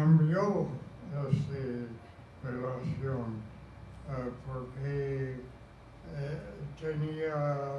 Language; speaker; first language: Spanish; non-native, fluent; English